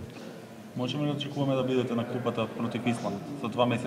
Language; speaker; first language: Macedonian; native; Macedonian